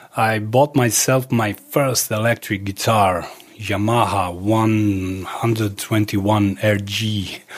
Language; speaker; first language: English; early bilingual, other home language; Croatian